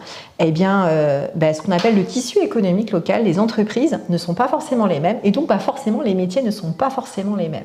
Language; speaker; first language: French; native; French